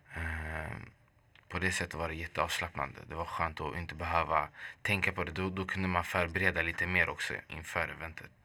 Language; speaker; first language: Swedish; early bilingual, other home language; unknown